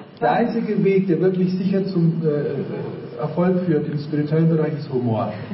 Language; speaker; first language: German; native; German